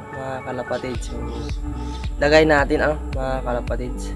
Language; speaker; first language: Filipino; native; Filipino